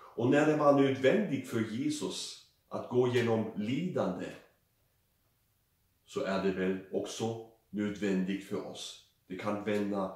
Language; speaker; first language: Swedish; non-native, fluent; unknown